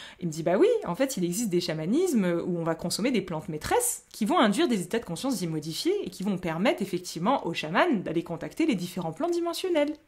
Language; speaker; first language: French; native; French